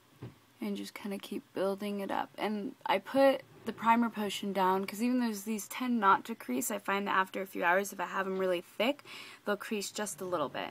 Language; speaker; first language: English; native; English